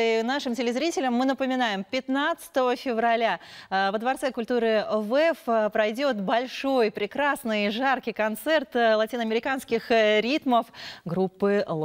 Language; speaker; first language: Russian; native; Russian